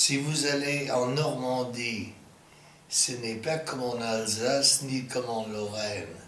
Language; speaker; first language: French; non-native, fluent; English